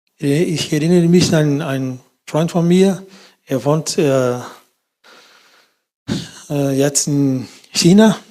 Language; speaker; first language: German; non-native, fluent; Portuguese